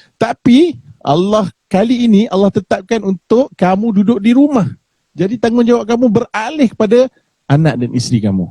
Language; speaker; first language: Malay; native; Malay